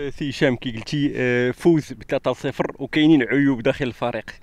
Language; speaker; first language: Arabic; native; Arabic